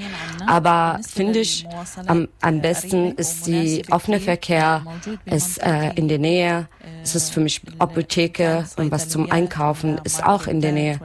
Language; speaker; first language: German; non-native, learner; Arabic